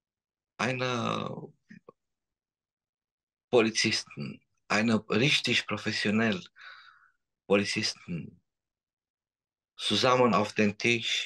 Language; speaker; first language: German; non-native, learner; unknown